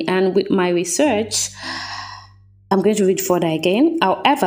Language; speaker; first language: English; non-native, local second language; Yoruba